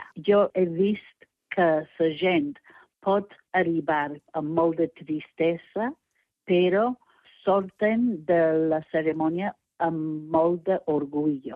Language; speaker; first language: Catalan; non-native, fluent; English